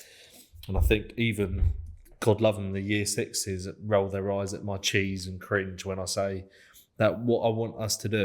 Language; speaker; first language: English; native; English